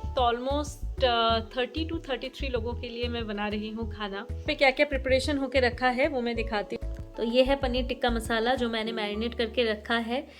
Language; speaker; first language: Hindi; non-native, local second language; Bangla